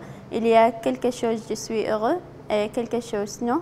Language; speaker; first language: French; non-native, learner; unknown